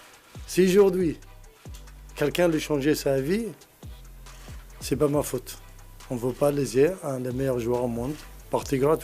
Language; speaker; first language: French; non-native, fluent; Arabic